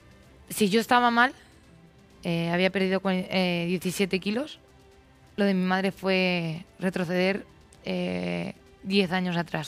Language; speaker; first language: Spanish; native; Spanish